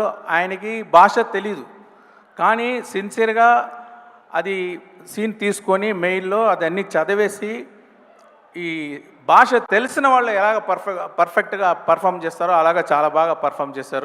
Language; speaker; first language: Telugu; non-native, local second language; Tamil